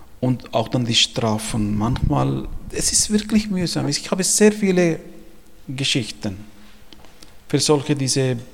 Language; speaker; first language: German; non-native, fluent; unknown